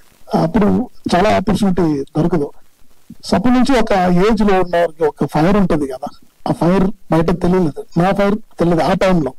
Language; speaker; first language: Telugu; non-native, learner; Tamil